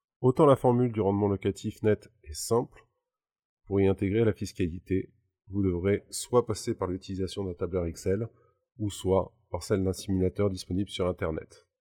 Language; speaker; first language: French; native; French